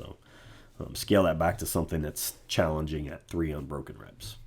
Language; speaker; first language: English; native; English